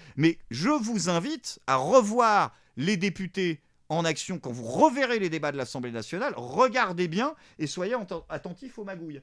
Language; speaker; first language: French; native; French